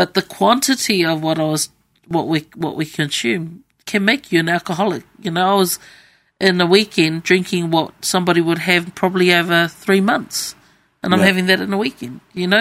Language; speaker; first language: English; native; English